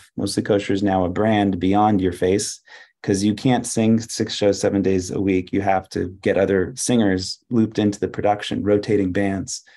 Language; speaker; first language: English; early bilingual, other home language; Hebrew